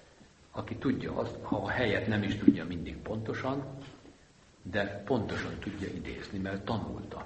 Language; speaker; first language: Hungarian; native; Hungarian